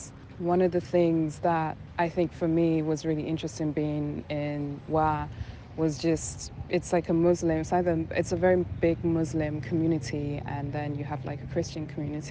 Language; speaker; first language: English; native; English